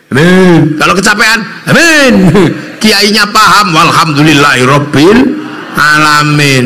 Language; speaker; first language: Indonesian; native; Indonesian